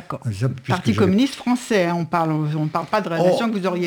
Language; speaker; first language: French; native; French